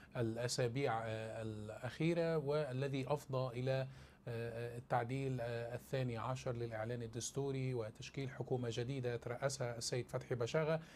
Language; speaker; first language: Arabic; native; Arabic